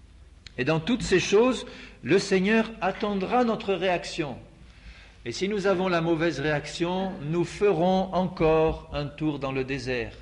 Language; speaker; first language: French; native; French